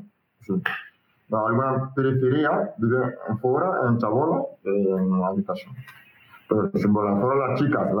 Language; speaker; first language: Spanish; non-native, learner; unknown